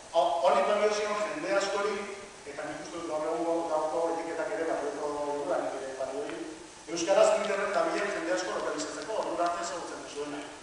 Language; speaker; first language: Basque; non-native, local second language; Spanish